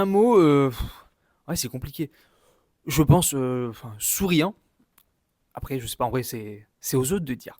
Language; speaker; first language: French; native; French